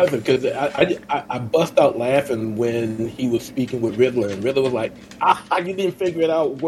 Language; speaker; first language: English; native; English